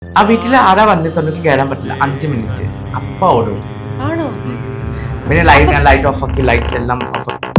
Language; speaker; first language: Malayalam; non-native, local second language; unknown